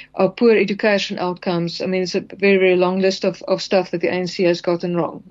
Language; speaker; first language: English; non-native, local second language; Afrikaans